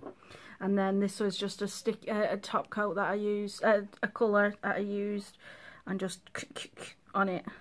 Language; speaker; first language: English; native; English